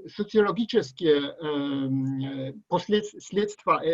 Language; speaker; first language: Russian; non-native, learner; Polish